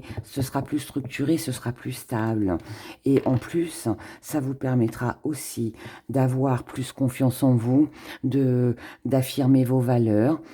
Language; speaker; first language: French; native; French